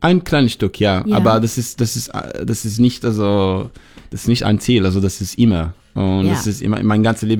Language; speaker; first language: German; non-native, learner; Hebrew